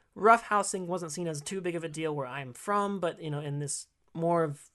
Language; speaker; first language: English; native; English